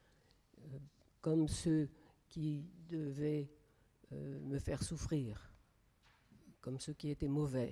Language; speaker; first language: French; native; French